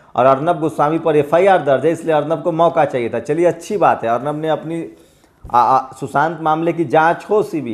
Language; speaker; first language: Hindi; native; Hindi